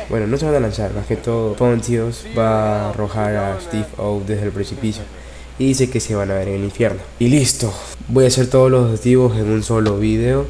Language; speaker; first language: Spanish; native; Spanish